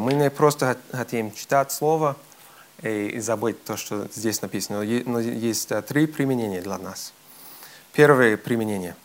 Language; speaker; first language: Russian; non-native, fluent; English